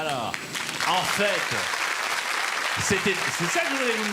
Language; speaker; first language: French; native; French